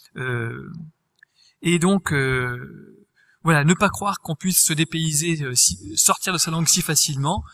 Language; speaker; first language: French; native; French